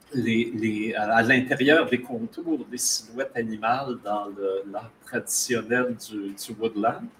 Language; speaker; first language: French; native; French